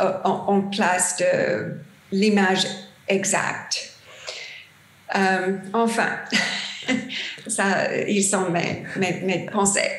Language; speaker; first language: French; non-native, learner; English